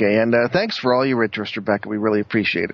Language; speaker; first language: English; native; English